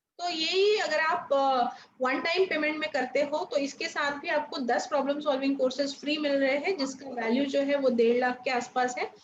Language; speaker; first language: Hindi; non-native, local second language; Marathi